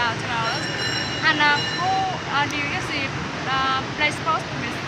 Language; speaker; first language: English; non-native, learner; Vietnamese